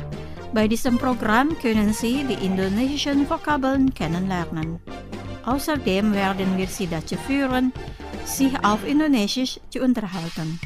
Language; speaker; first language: German; non-native, fluent; Indonesian